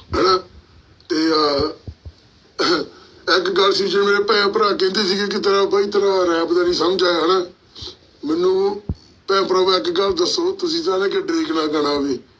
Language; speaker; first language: Punjabi; early bilingual, heritage; Punjabi